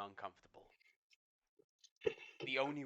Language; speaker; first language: English; native; English